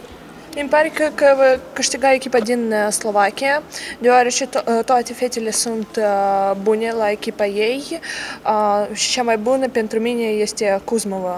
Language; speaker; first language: Romanian; non-native, local second language; Russian